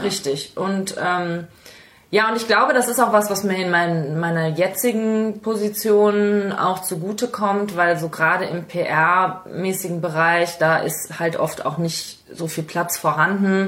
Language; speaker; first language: German; native; German